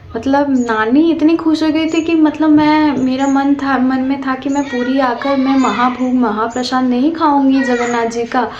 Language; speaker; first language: Hindi; non-native, local second language; Bangla